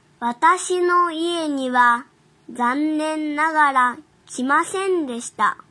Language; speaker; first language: Japanese; non-native, fluent; Chinese